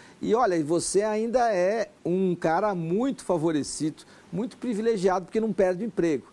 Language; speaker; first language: Portuguese; native; Portuguese